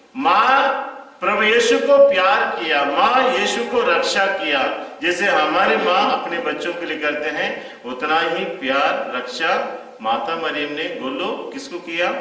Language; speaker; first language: Hindi; non-native, local second language; Tamil